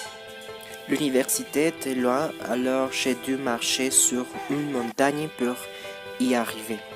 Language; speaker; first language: French; non-native, learner; Spanish